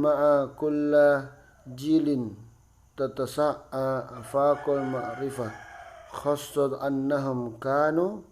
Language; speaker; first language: Arabic; non-native, fluent; Indonesian